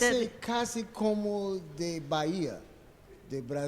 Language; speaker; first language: Spanish; non-native, learner; English